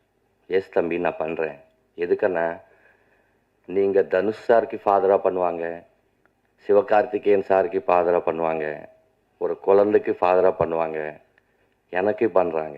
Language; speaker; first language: Tamil; non-native, learner; Telugu